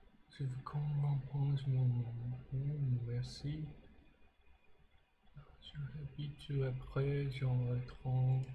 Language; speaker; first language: French; non-native, learner; English